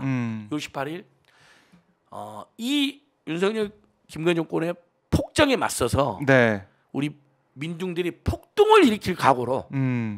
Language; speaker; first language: Korean; native; Korean